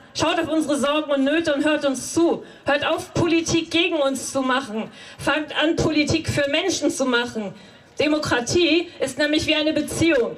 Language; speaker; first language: German; native; German